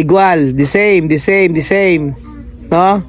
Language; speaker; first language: English; non-native, learner; Filipino